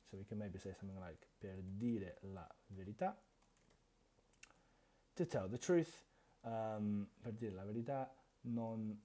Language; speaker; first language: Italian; non-native, fluent; English